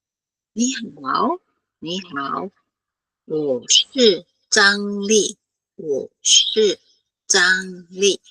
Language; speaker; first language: Chinese; non-native, fluent; Filipino